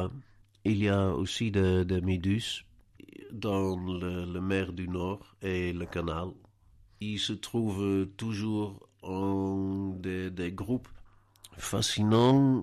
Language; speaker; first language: French; non-native, learner; Dutch